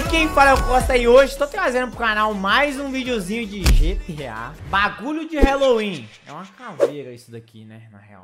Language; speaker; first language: Portuguese; native; Portuguese